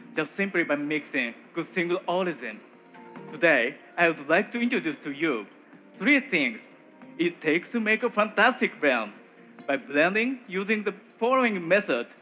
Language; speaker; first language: English; non-native, learner; Japanese